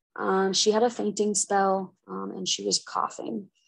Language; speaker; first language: English; native; English